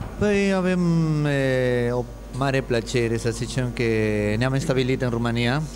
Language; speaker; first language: Romanian; non-native, fluent; Spanish